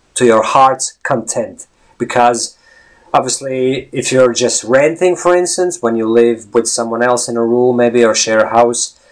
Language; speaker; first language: English; non-native, fluent; Latvian